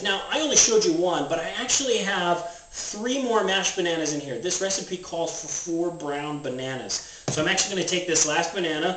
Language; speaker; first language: English; native; English